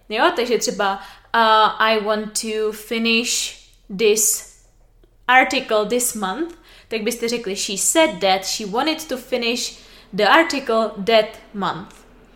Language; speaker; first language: English; non-native, fluent; Czech